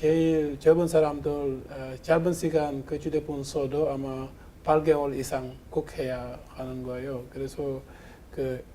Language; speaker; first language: Korean; non-native, fluent; Wolof